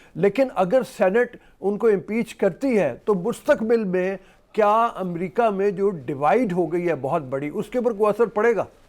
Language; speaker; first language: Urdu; native; Urdu